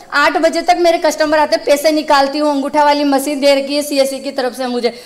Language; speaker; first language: Hindi; native; Hindi